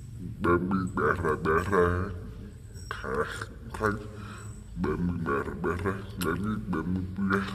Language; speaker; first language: Indonesian; non-native, learner; Vietnamese